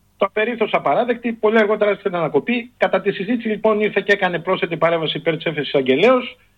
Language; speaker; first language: Greek; native; Greek